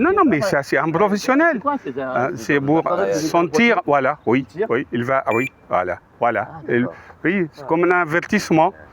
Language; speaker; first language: French; non-native, fluent; Arabic